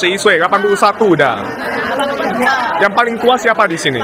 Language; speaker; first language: Indonesian; native; Indonesian